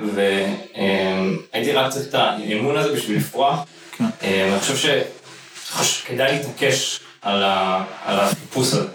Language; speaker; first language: Hebrew; native; Hebrew